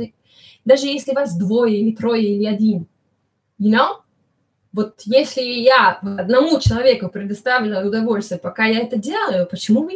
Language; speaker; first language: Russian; early bilingual, heritage; Italian